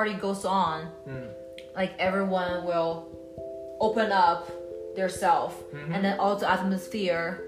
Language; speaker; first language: English; non-native, learner; Chinese